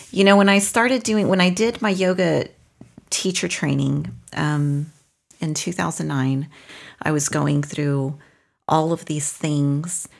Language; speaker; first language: English; non-native, fluent; Spanish